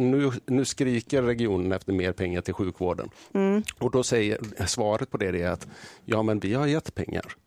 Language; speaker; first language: Swedish; native; Swedish